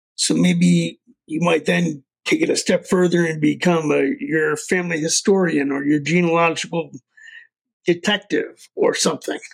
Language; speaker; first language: English; native; English